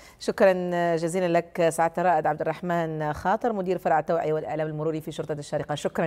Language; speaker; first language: Arabic; native; Arabic